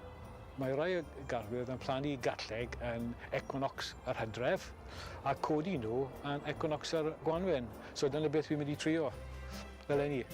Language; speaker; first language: Welsh; non-native, local second language; English